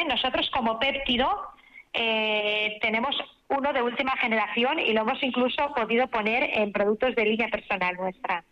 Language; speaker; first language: Spanish; native; Spanish